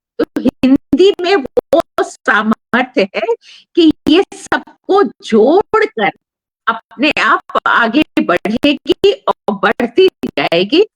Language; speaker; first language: Hindi; native; Hindi